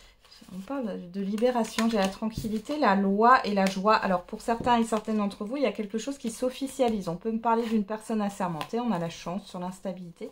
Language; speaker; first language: French; native; French